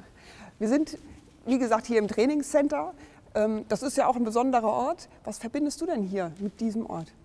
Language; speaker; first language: German; native; German